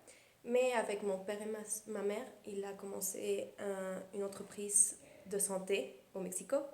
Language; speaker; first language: French; early bilingual, heritage; Spanish